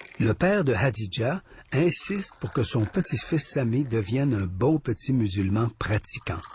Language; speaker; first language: French; native; French